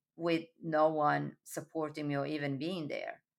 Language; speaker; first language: English; non-native, fluent; Italian